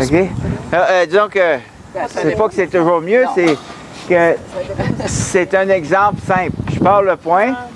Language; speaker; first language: French; native; French